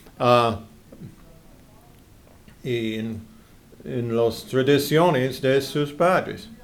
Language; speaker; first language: Spanish; non-native, learner; English